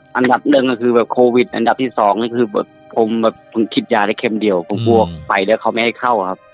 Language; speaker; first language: Thai; non-native, fluent; Khmer